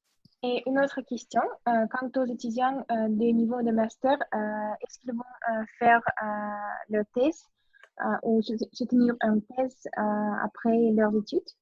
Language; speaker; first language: French; non-native, learner; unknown